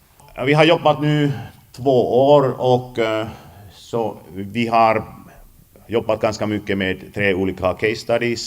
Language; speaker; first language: Swedish; non-native, fluent; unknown